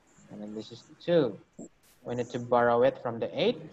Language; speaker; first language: English; non-native, fluent; Indonesian